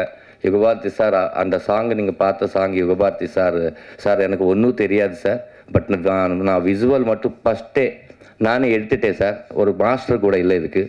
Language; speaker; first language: Tamil; non-native, learner; Telugu